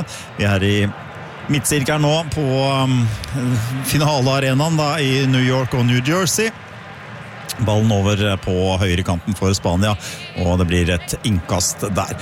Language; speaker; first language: Norwegian; native; Norwegian